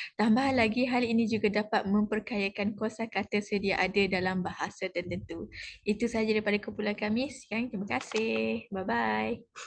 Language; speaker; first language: Malay; native; Malay